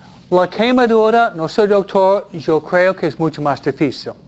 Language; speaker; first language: Spanish; non-native, fluent; English